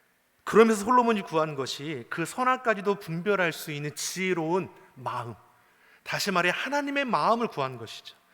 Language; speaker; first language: Korean; native; Korean